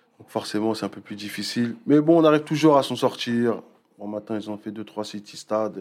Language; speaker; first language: French; native; French